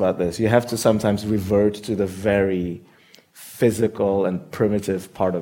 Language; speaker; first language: English; non-native, local second language; Yoruba